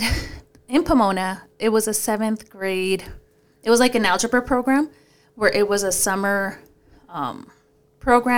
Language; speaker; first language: English; early bilingual, other home language; Spanish